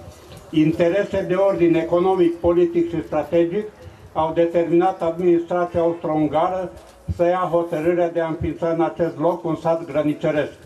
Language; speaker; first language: Romanian; native; Romanian